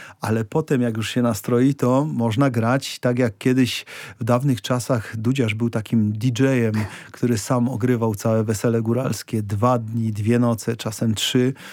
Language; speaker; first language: Polish; native; Polish